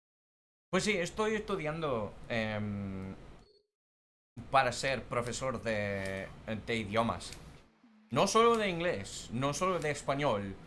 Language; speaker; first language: Spanish; non-native, fluent; English